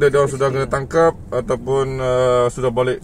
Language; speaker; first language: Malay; non-native, local second language; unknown